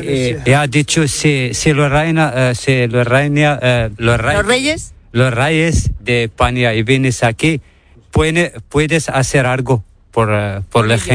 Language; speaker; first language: Spanish; non-native, learner; Arabic